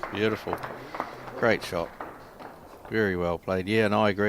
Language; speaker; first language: English; native; English